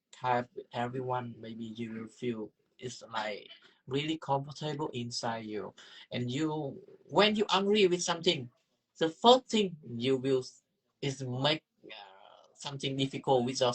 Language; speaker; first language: English; non-native, learner; Vietnamese